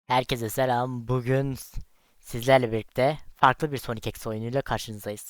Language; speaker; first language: Turkish; native; Turkish